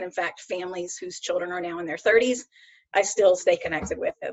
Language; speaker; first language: English; native; English